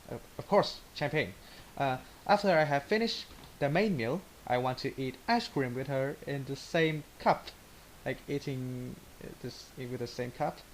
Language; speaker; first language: English; non-native, learner; Vietnamese